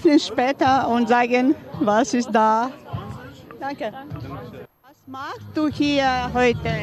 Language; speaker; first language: German; non-native, learner; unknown